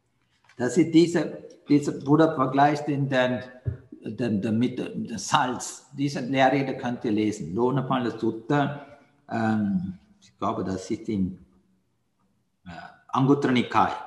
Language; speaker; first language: German; non-native, learner; Sinhala